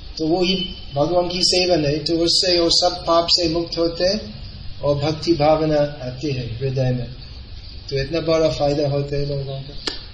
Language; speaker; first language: Hindi; non-native, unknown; English